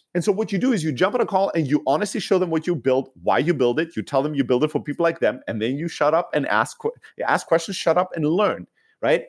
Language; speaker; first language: English; non-native, fluent; Greek